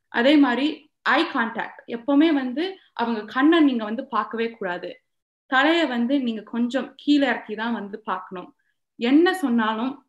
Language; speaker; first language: Tamil; early bilingual, heritage; Tamil